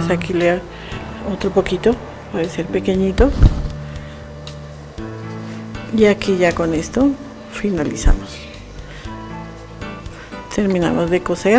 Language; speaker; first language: Spanish; native; Spanish